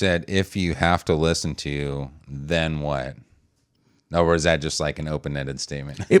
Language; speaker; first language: English; native; English